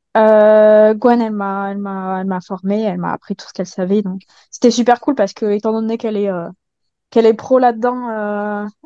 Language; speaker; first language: French; native; French